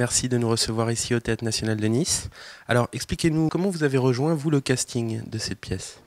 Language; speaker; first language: French; native; French